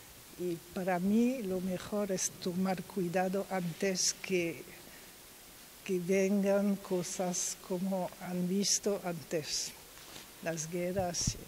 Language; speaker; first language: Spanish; non-native, learner; French